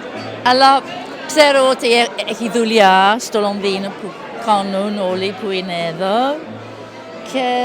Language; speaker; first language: Greek; non-native, learner; English